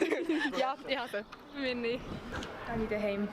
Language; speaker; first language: German; non-native, learner; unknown